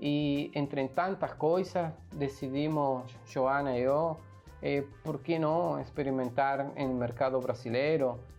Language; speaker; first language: Portuguese; non-native, learner; Spanish